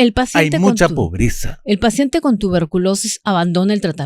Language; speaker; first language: Spanish; native; Spanish